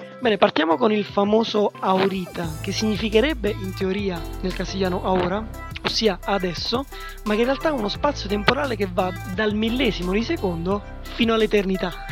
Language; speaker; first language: Italian; native; Italian